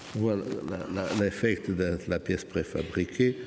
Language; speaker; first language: French; non-native, fluent; Portuguese